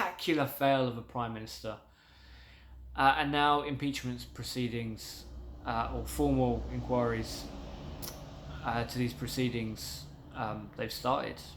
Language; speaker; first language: English; native; English